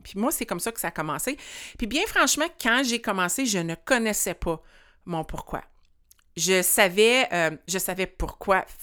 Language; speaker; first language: French; native; French